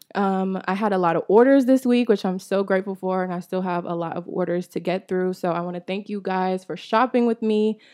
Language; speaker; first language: English; native; English